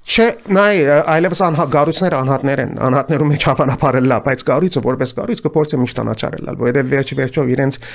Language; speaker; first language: Armenian; native; Armenian